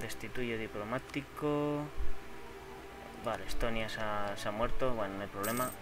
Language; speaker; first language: Spanish; native; Spanish